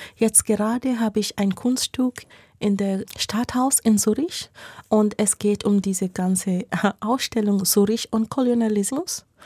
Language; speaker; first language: German; non-native, fluent; Swahili